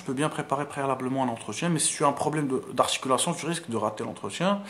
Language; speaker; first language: French; non-native, local second language; Arabic